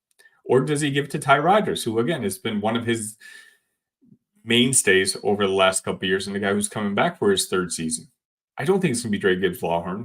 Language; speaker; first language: English; native; English